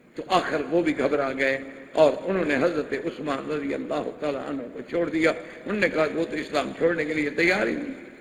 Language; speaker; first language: Urdu; non-native, local second language; Punjabi